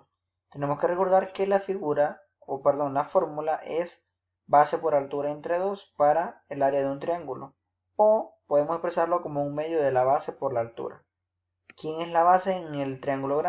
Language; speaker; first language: Spanish; native; Spanish